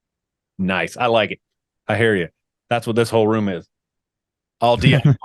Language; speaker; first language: English; native; English